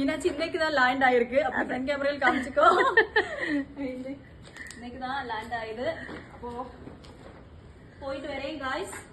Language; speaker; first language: Tamil; non-native, learner; Malayalam